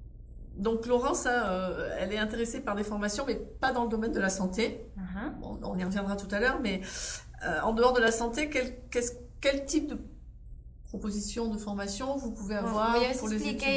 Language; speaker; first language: French; native; French